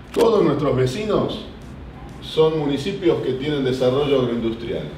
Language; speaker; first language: Spanish; native; Spanish